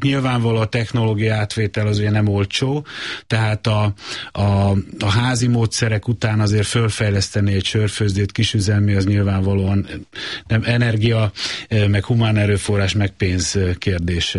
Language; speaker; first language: Hungarian; native; Hungarian